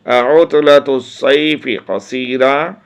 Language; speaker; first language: Arabic; non-native, learner; Urdu